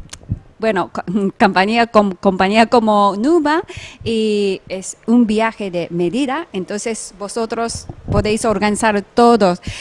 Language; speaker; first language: Spanish; non-native, fluent; Japanese